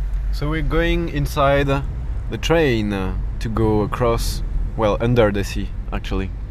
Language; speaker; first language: English; non-native, fluent; French